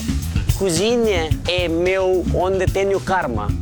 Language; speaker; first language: Portuguese; non-native, fluent; Nepali